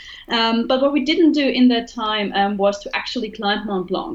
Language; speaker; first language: English; non-native, fluent; German